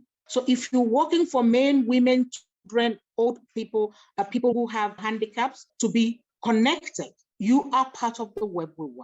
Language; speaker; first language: English; non-native, local second language; Igbo